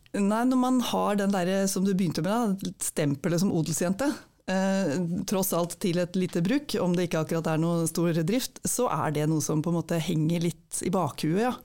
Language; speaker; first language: Norwegian; native; Norwegian